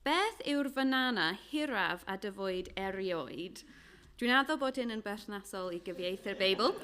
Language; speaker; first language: Welsh; non-native, fluent; English